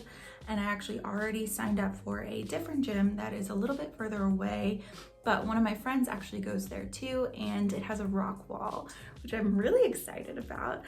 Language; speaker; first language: English; native; English